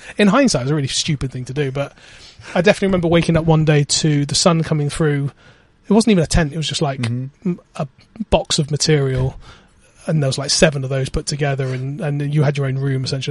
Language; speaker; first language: English; native; English